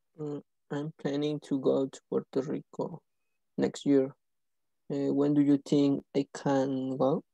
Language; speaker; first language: English; non-native, learner; Spanish